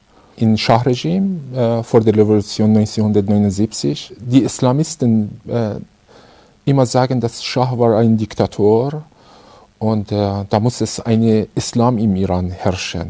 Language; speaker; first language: German; non-native, fluent; Persian